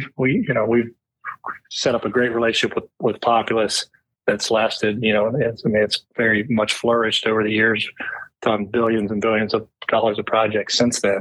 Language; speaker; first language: English; native; English